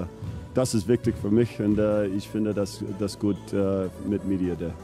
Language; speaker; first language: German; non-native, fluent; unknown